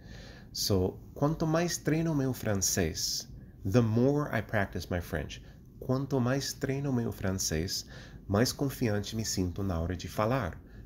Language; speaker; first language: Portuguese; non-native, fluent; English